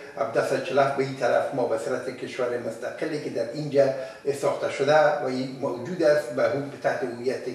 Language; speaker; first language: Persian; native; Persian